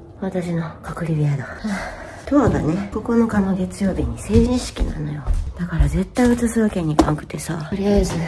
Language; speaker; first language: Japanese; native; Japanese